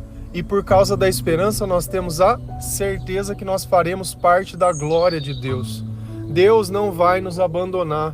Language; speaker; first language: Portuguese; native; Portuguese